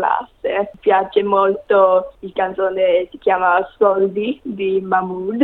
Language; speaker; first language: Italian; non-native, learner; English